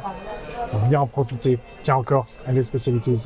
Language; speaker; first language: French; native; French